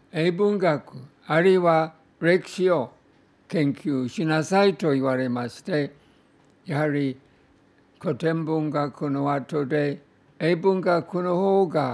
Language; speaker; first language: Japanese; non-native, fluent; English